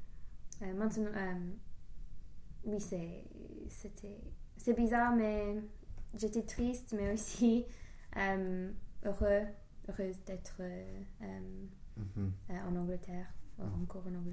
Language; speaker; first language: French; non-native, learner; English